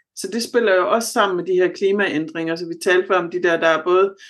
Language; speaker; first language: Danish; native; Danish